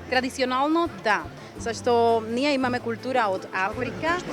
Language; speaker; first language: Macedonian; non-native, learner; Spanish